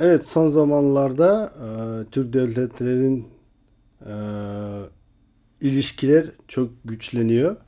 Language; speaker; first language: Turkish; non-native, learner; Kazakh